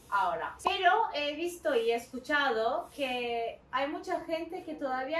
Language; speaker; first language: Spanish; non-native, learner; Turkish